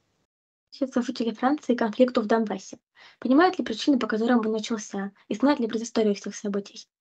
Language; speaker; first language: Russian; native; Russian